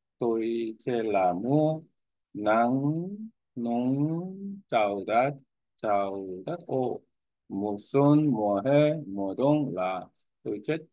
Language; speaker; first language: Vietnamese; non-native, learner; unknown